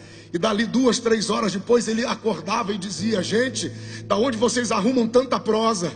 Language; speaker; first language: Portuguese; native; Portuguese